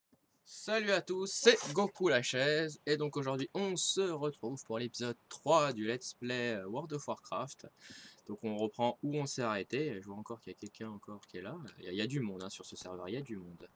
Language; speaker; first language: French; native; French